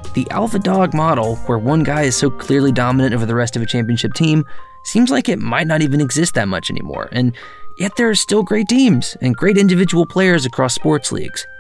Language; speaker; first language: English; native; English